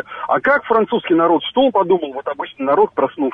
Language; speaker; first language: Russian; native; Russian